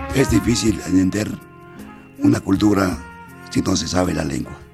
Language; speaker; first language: Spanish; non-native, local second language; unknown